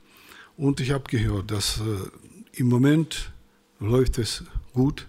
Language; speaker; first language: German; non-native, fluent; Russian